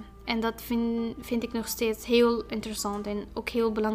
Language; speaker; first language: Dutch; non-native, fluent; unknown